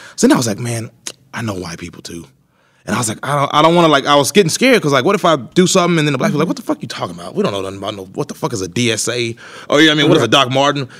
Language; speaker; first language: English; native; English